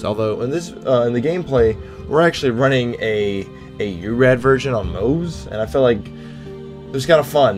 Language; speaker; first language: English; native; English